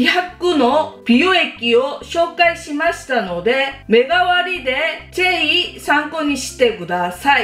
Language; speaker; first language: Japanese; non-native, fluent; Korean